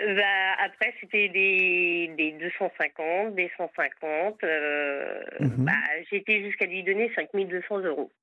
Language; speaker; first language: French; native; French